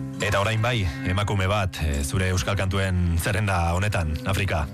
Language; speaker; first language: Basque; native; Basque